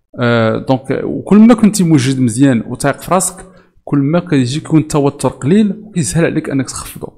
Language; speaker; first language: Arabic; native; Arabic